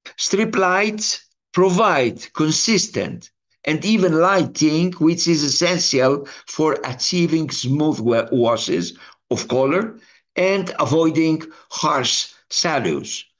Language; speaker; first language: English; non-native, fluent; Greek